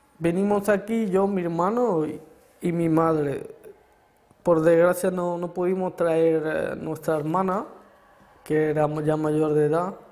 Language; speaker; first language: Spanish; early bilingual, other home language; Arabic